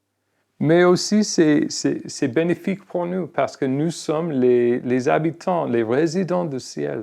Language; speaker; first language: French; non-native, fluent; English